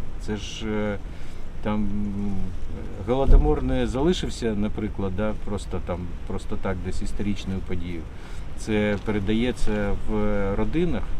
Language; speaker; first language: Ukrainian; non-native, local second language; Russian